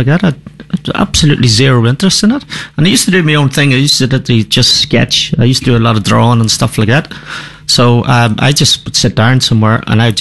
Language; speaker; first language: English; native; English